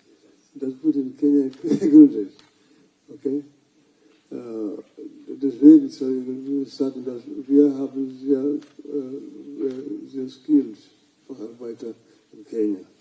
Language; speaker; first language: German; non-native, learner; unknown